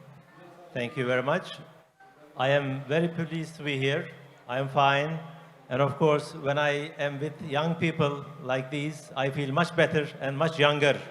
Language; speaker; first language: English; non-native, fluent; Turkish